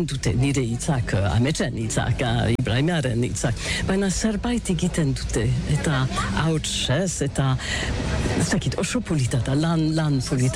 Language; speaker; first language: Basque; non-native, learner; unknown